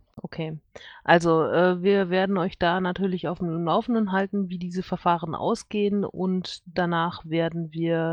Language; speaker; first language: German; native; German